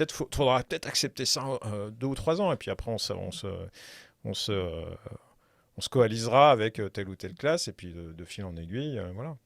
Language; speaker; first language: French; native; French